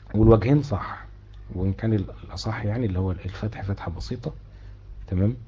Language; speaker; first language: Arabic; native; Arabic